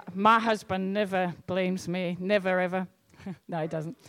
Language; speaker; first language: English; native; English